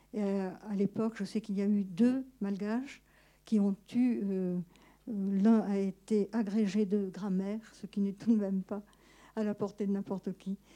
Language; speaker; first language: French; native; French